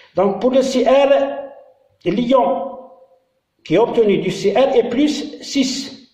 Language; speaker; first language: French; non-native, local second language; Arabic